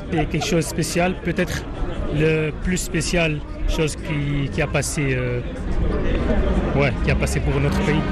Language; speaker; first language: French; non-native, learner; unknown